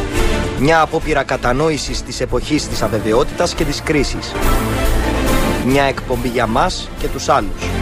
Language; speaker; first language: Greek; native; Greek